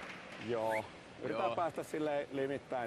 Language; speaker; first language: Finnish; native; Finnish